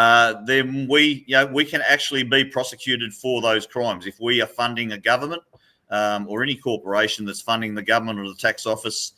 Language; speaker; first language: English; native; English